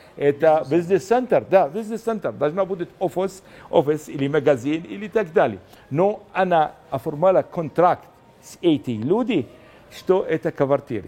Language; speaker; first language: Russian; non-native, learner; Arabic